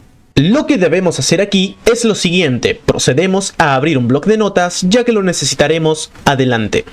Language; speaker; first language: Spanish; native; Spanish